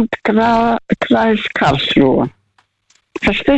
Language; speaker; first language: German; non-native, learner; Russian